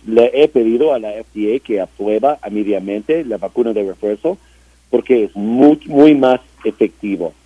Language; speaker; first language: Spanish; non-native, learner; English